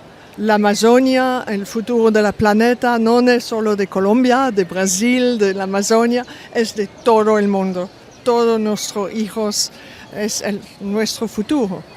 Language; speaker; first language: Spanish; non-native, fluent; French